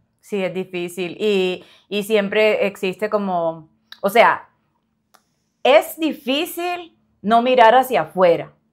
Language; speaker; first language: Spanish; native; Spanish